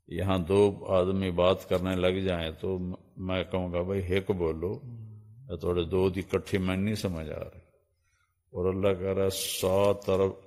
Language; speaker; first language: Urdu; non-native, local second language; Punjabi